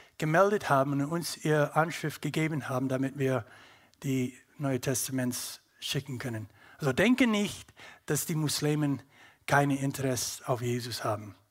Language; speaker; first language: German; non-native, learner; English